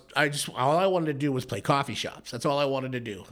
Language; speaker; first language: English; native; English